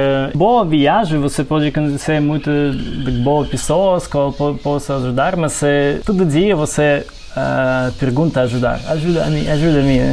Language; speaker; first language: Portuguese; non-native, learner; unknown